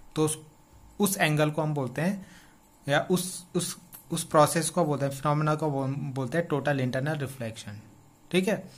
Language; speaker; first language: Hindi; native; Hindi